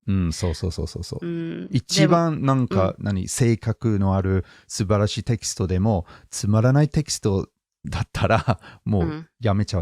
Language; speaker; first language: Japanese; non-native, fluent; English